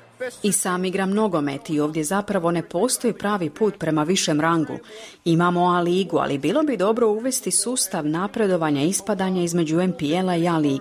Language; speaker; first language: Croatian; native; Croatian